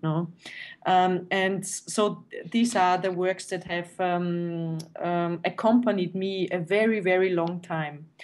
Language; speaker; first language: English; non-native, fluent; German